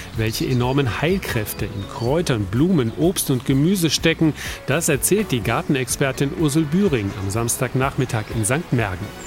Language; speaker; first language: German; native; German